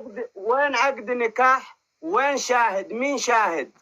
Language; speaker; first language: Arabic; non-native, learner; Oromo